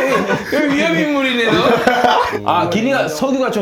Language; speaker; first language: Korean; early bilingual, other home language; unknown